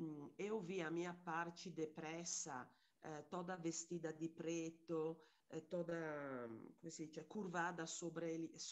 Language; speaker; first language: Portuguese; non-native, fluent; Italian